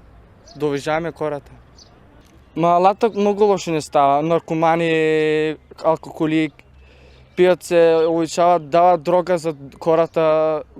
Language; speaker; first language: Bulgarian; non-native, local second language; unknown